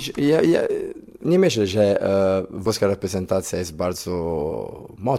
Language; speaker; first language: Polish; non-native, learner; Italian